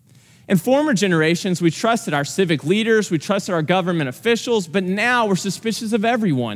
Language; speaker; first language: English; native; English